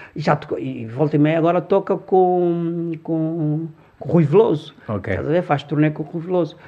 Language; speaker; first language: Portuguese; early bilingual, other home language; Lingala